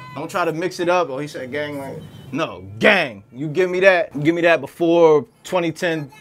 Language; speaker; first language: English; native; English